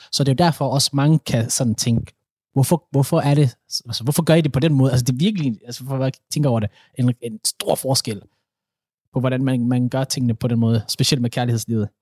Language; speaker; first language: Danish; early bilingual, other home language; Somali